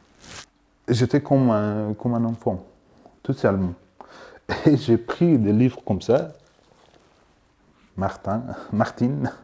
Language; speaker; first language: French; non-native, learner; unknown